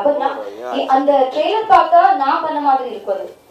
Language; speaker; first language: Tamil; non-native, learner; Malayalam